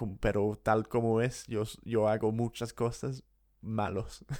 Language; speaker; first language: Spanish; non-native, fluent; English